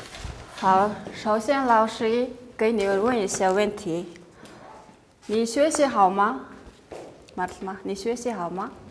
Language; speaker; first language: Chinese; non-native, fluent; Mongolian